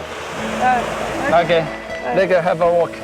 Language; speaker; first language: English; non-native, learner; Chinese